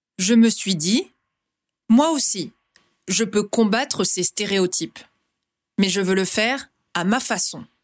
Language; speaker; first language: French; early bilingual, other home language; Vietnamese